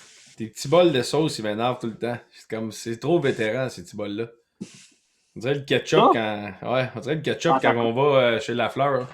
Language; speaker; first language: French; native; French